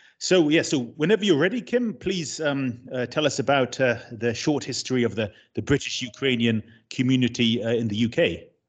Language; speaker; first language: English; native; English